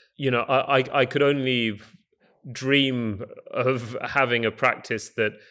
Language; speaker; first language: English; native; English